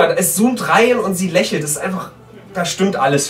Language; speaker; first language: German; native; German